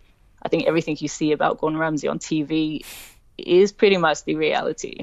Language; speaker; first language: English; native; English